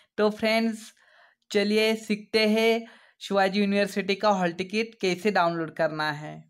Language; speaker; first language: Hindi; non-native, local second language; Marathi